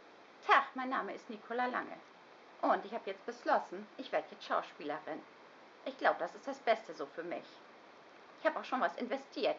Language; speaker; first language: German; native; German